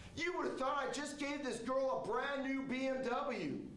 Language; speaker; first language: English; native; English